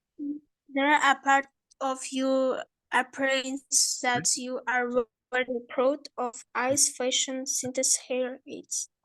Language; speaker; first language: English; non-native, learner; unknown